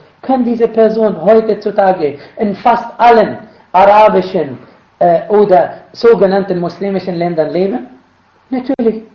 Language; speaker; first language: German; non-native, fluent; Arabic